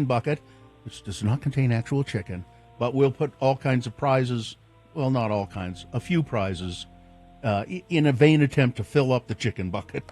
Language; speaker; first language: English; native; English